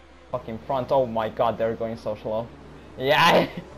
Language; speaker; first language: English; non-native, fluent; Finnish